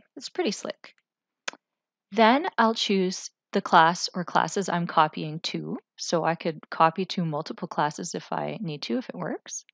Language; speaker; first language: English; native; English